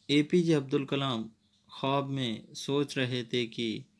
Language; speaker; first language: Hindi; non-native, local second language; Kannada